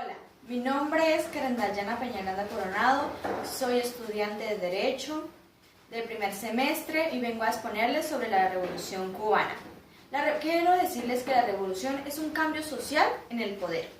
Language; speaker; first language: Spanish; native; Spanish